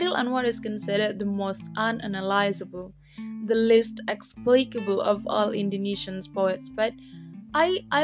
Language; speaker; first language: English; non-native, fluent; Indonesian